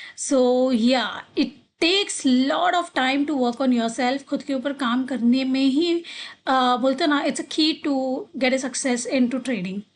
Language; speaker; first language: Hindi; non-native, local second language; Marathi